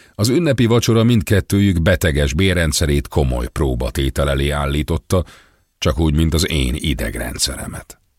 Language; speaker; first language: Hungarian; native; Hungarian